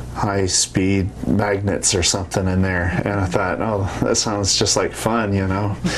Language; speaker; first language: English; native; English